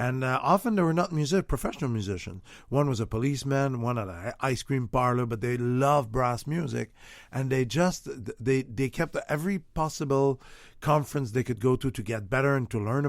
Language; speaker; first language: English; non-native, fluent; French